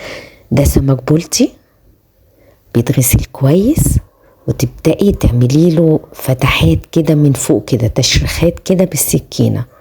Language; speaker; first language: Arabic; native; Arabic